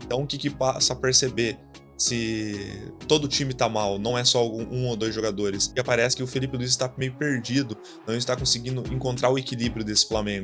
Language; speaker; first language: Portuguese; native; Portuguese